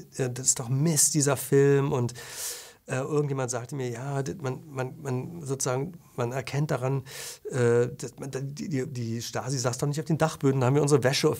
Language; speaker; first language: German; native; German